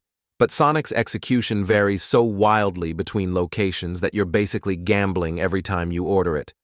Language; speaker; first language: English; native; English